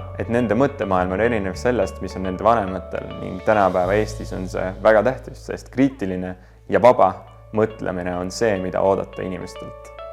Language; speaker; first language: Estonian; early bilingual, other home language; Russian